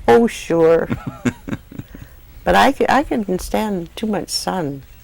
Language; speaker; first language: English; native; English